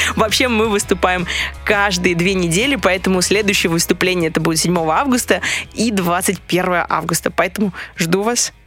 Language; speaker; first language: Russian; non-native, fluent; English